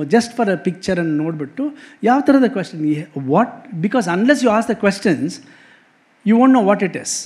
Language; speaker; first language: English; non-native, local second language; Kannada